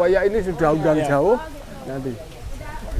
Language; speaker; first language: Indonesian; non-native, local second language; Javanese